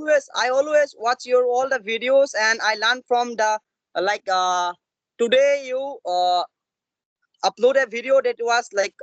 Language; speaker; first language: English; non-native, learner; Assamese